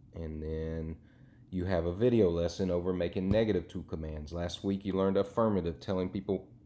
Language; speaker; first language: English; native; English